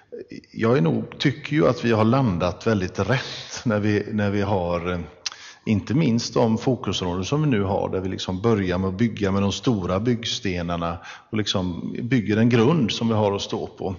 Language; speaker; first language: Swedish; native; Swedish